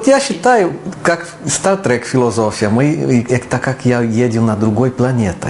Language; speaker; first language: Russian; non-native, learner; Portuguese